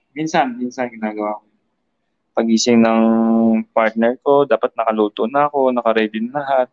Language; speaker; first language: Filipino; native; Filipino